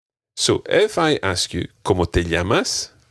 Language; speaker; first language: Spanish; non-native, fluent; English